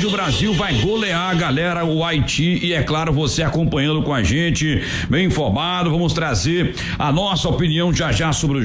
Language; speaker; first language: Portuguese; native; Portuguese